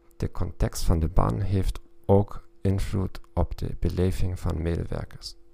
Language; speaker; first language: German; non-native, learner; Dutch